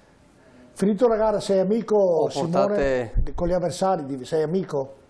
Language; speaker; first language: Italian; native; Italian